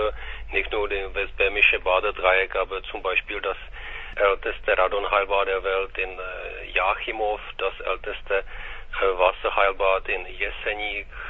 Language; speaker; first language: German; non-native, fluent; Czech